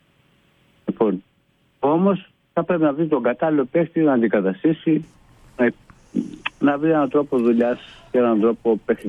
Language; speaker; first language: Greek; non-native, fluent; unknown